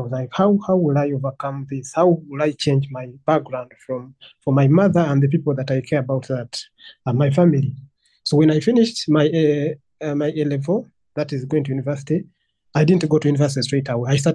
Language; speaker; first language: English; non-native, local second language; Ganda